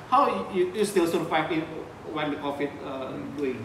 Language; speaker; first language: English; non-native, learner; Indonesian